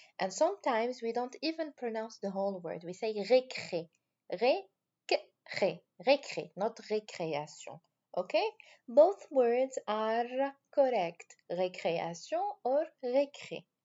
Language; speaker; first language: French; non-native, fluent; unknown